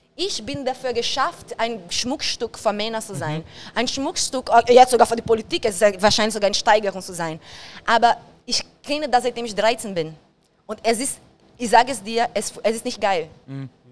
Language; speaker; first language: German; non-native, fluent; Portuguese